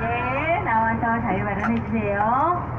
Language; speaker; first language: Korean; native; Korean